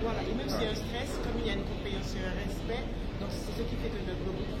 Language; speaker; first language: French; native; French